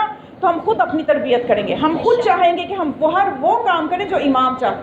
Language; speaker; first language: Urdu; native; Urdu